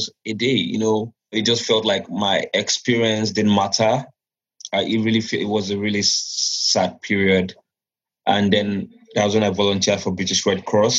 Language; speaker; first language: English; non-native, local second language; Yoruba